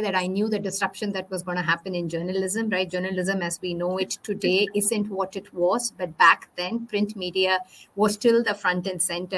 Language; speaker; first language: English; non-native, local second language; Tamil